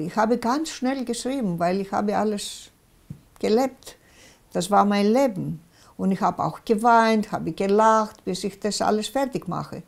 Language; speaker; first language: German; non-native, local second language; Greek